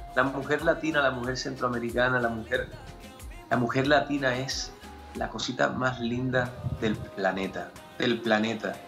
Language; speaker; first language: Spanish; early bilingual, heritage; Spanish